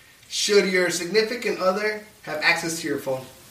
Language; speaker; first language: English; early bilingual, other home language; Spanish